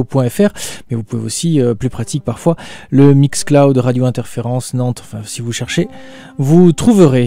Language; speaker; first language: French; native; French